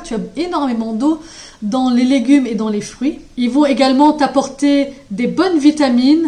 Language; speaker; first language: French; native; French